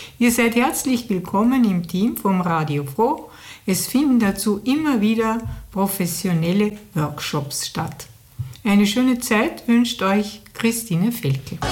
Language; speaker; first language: German; native; German